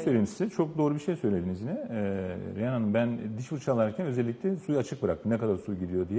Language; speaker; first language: Turkish; native; Turkish